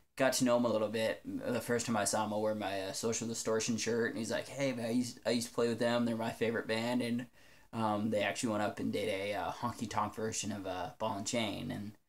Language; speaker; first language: English; native; English